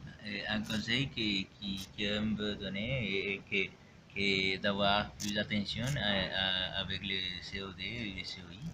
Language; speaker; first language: French; non-native, learner; Spanish